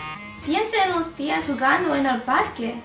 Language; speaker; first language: Spanish; non-native, learner; English